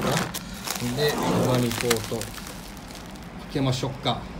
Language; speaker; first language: Japanese; non-native, fluent; English